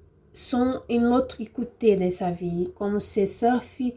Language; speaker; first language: French; non-native, learner; Portuguese